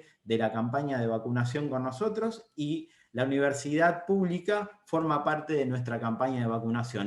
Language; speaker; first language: Spanish; native; Spanish